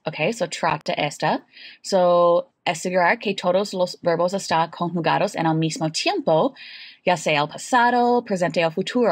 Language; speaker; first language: Spanish; non-native, fluent; English